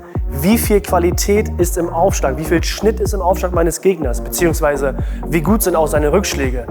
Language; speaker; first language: German; native; German